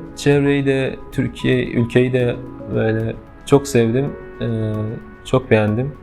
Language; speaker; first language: Turkish; non-native, fluent; Persian